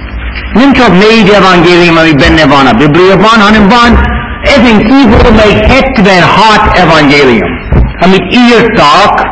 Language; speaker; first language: Hungarian; non-native, fluent; English